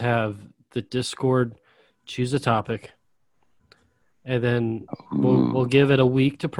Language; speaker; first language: English; native; English